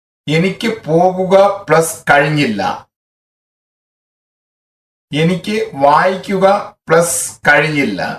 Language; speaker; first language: Malayalam; non-native, fluent; Tamil